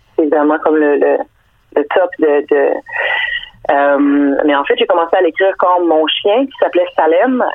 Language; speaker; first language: French; early bilingual, other home language; Danish